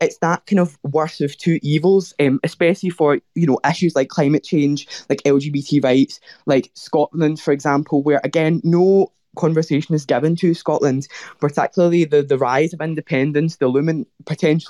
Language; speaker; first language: English; native; English